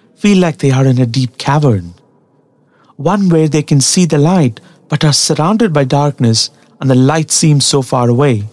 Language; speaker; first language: English; non-native, local second language; Tamil